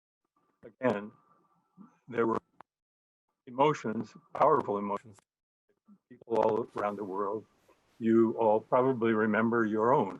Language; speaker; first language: English; native; English